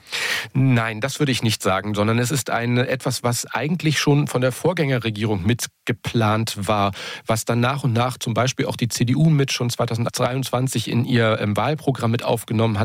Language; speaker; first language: German; native; German